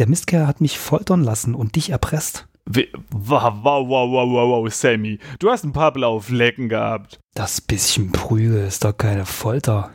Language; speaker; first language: German; native; German